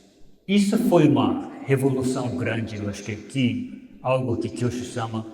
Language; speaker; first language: Portuguese; non-native, fluent; Japanese